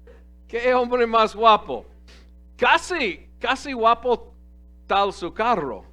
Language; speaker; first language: Spanish; non-native, fluent; English